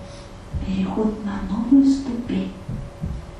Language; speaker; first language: Russian; native; Russian